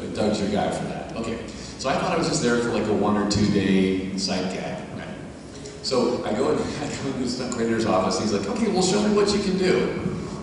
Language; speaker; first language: English; native; English